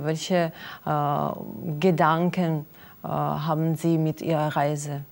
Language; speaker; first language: German; non-native, learner; Russian